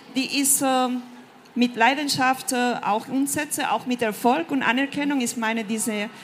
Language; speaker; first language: German; non-native, fluent; Spanish